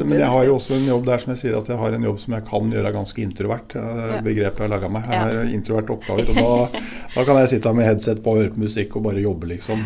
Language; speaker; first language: Norwegian; native; Norwegian